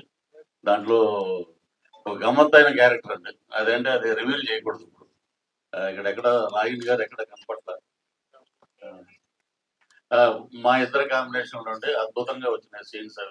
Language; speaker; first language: Telugu; native; Telugu